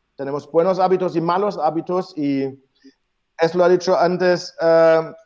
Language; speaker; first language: Spanish; non-native, fluent; German